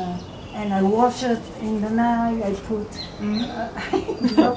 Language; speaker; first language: English; non-native, learner; Spanish